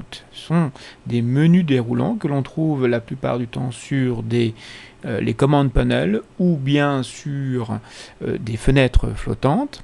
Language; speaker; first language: French; native; French